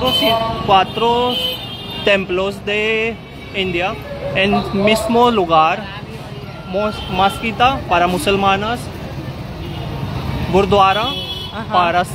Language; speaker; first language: Spanish; non-native, learner; Hindi